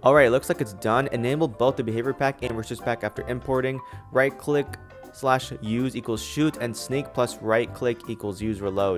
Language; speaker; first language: English; native; English